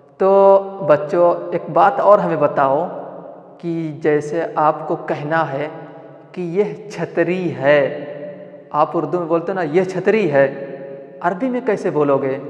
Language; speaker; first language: Urdu; non-native, local second language; Malayalam